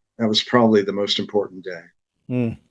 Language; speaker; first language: English; native; English